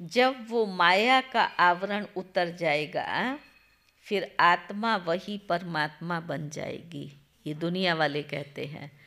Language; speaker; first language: Hindi; non-native, local second language; Gujarati